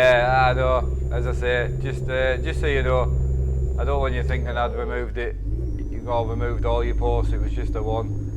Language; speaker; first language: English; native; English